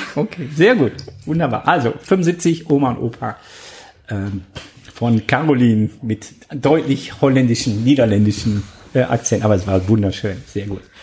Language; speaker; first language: German; native; German